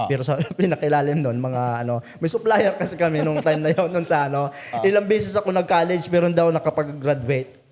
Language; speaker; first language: Filipino; native; Filipino